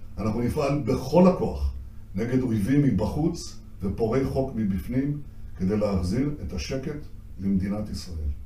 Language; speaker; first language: Hebrew; native; Hebrew